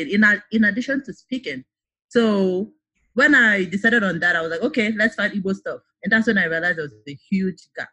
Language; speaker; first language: English; non-native, local second language; Igbo